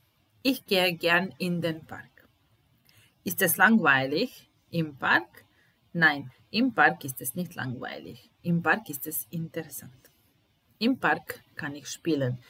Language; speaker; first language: German; non-native, fluent; Italian